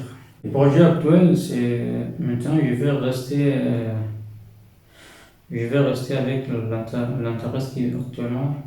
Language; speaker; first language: French; non-native, fluent; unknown